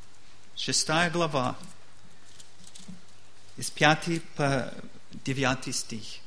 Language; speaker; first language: Russian; non-native, learner; English